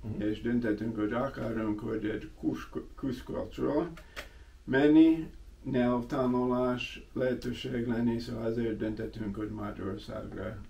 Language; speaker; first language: Hungarian; non-native, learner; English